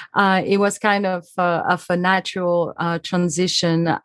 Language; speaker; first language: English; non-native, fluent; French